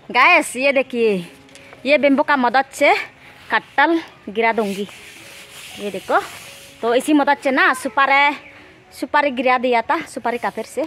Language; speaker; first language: Hindi; non-native, local second language; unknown